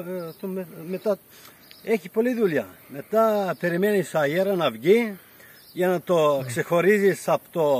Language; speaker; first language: Greek; non-native, local second language; Bulgarian